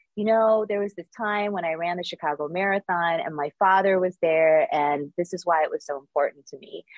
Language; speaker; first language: English; early bilingual, other home language; Korean